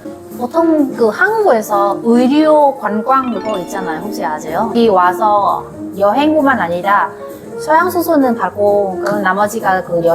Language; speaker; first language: Korean; non-native, learner; Vietnamese